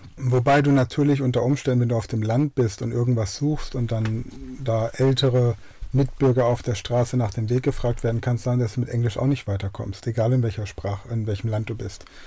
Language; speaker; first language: German; native; German